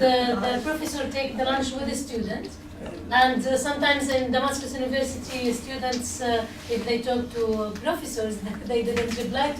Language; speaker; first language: English; non-native, learner; Arabic